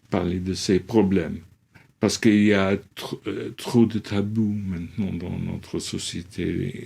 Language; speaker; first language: French; non-native, fluent; English